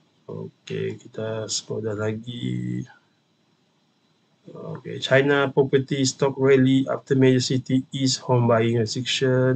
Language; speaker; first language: English; non-native, local second language; Malay